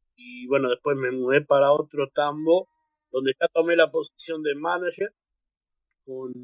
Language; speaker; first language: Spanish; native; Spanish